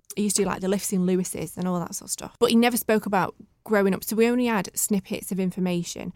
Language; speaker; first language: English; native; English